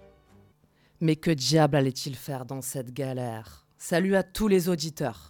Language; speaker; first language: French; native; French